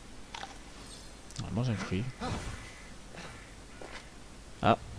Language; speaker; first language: French; native; French